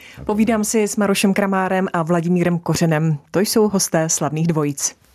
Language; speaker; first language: Czech; native; Czech